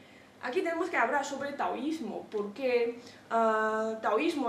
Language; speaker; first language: Spanish; non-native, fluent; Chinese